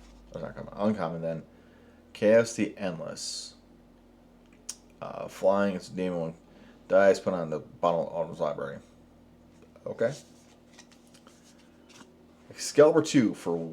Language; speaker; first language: English; native; English